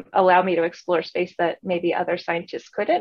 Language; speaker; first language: English; native; English